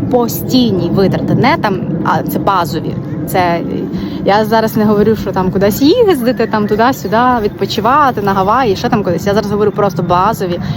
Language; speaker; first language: Ukrainian; non-native, local second language; Russian